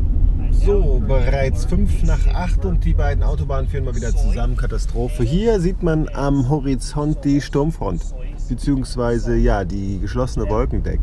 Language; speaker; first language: German; native; German